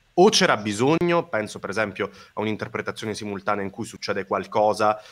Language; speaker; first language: Italian; non-native, local second language; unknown